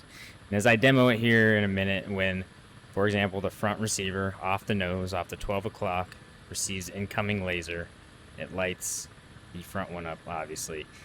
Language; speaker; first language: English; native; English